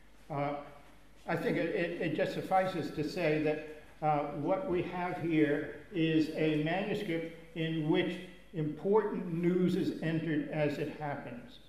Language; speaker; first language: English; native; English